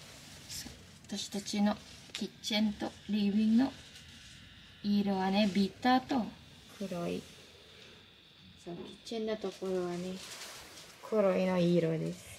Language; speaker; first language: Japanese; non-native, learner; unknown